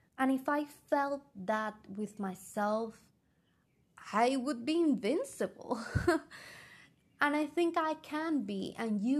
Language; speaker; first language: English; non-native, fluent; Spanish